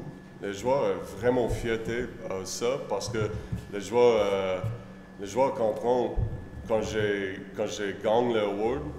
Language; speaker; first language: French; non-native, learner; English